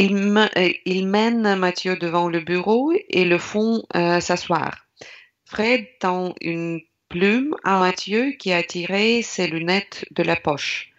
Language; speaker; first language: French; non-native, learner; Russian